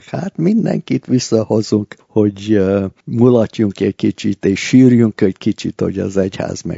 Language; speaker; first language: Hungarian; early bilingual, heritage; Hungarian